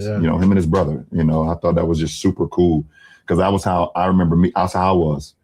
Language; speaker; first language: English; native; English